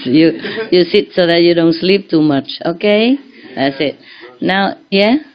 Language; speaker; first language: English; non-native, fluent; Vietnamese